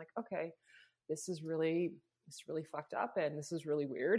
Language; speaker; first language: English; native; English